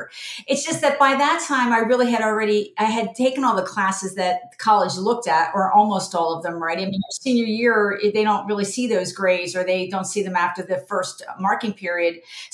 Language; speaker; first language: English; native; English